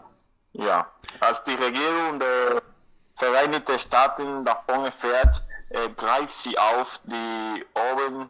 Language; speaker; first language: German; non-native, learner; Spanish